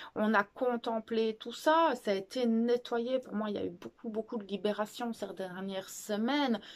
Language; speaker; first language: French; native; French